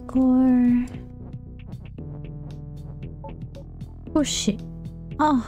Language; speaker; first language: Korean; native; Korean